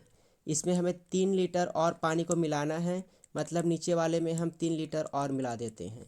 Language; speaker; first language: Hindi; native; Hindi